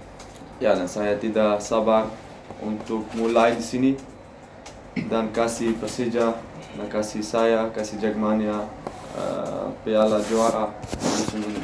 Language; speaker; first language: Indonesian; non-native, learner; Dutch